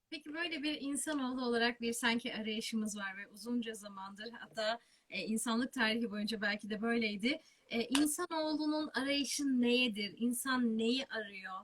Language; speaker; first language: Turkish; native; Turkish